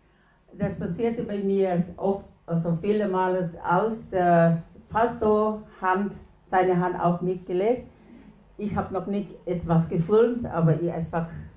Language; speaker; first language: German; non-native, learner; Thai